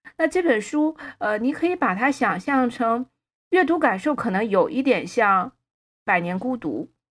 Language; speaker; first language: Chinese; native; Chinese